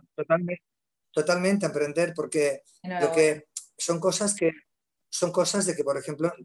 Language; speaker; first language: Spanish; native; Spanish